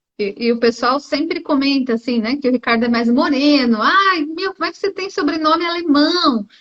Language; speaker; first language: Portuguese; native; Portuguese